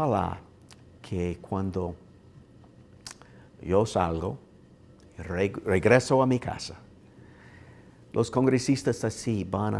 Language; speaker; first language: Spanish; non-native, learner; English